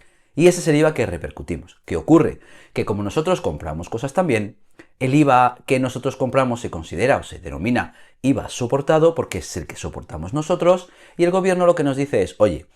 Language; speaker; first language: Spanish; native; Spanish